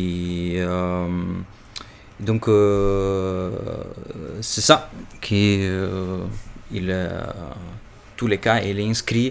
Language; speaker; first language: French; non-native, fluent; Albanian